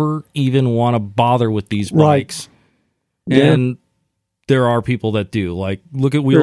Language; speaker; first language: English; native; English